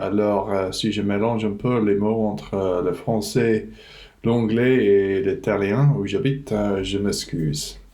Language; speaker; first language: French; non-native, fluent; English